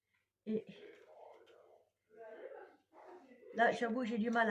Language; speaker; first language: French; native; French